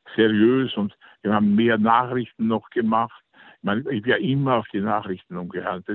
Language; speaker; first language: German; native; German